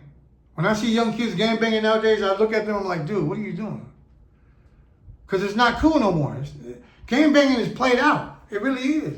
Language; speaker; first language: English; native; English